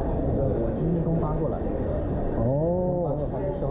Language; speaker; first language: Chinese; native; Chinese